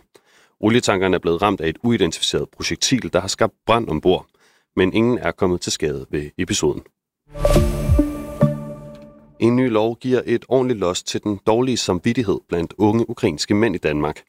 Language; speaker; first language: Danish; native; Danish